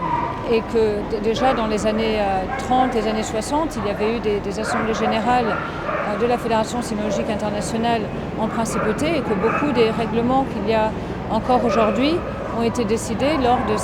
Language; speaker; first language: French; native; French